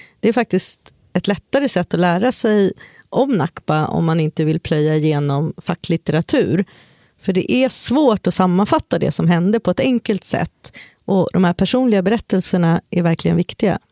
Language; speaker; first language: Swedish; native; Swedish